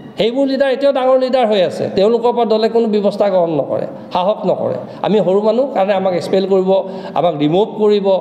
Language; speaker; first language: Assamese; non-native, local second language; Mising